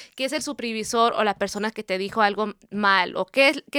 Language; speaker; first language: Spanish; early bilingual, heritage; Spanish